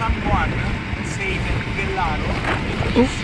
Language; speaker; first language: English; non-native, learner; Italian